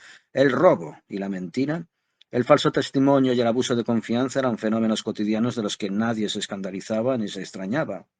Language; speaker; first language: Spanish; native; Spanish